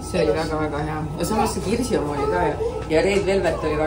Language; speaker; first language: Estonian; native; Estonian